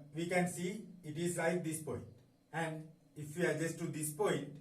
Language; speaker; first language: English; non-native, local second language; Sinhala